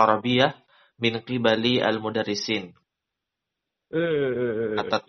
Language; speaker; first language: Arabic; non-native, fluent; Indonesian